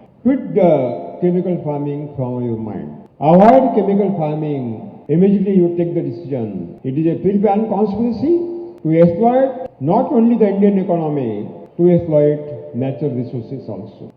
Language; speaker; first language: English; non-native, local second language; Marathi